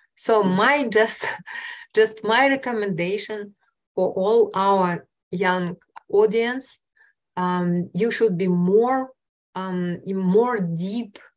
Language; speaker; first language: English; non-native, fluent; Russian